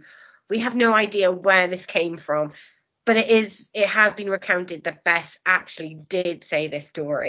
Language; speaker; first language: English; non-native, local second language; Welsh